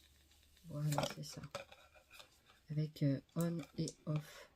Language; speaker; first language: French; native; French